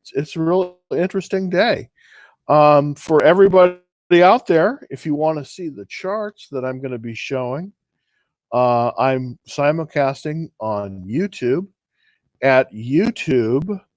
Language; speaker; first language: English; native; English